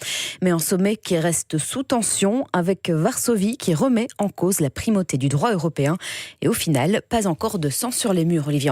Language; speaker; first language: French; native; French